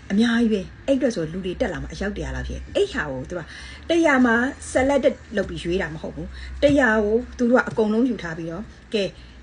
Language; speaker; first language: Burmese; native; Burmese